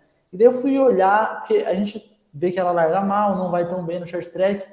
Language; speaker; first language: Portuguese; native; Portuguese